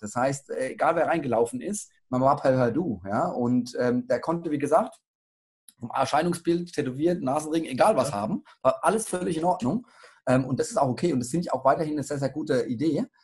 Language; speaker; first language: German; native; German